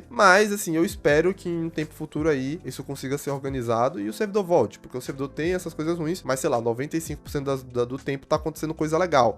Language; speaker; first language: Portuguese; native; Portuguese